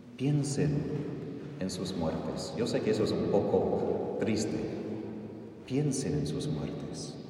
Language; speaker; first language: Spanish; non-native, fluent; English